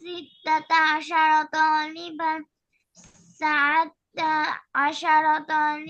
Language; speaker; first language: Arabic; non-native, learner; Bangla